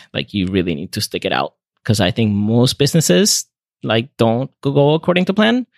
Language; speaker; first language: English; non-native, fluent; Spanish